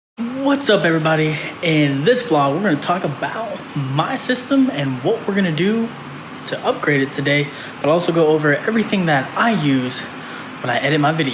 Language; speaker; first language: English; native; English